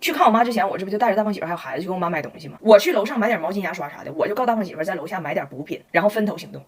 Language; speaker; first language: Chinese; native; Chinese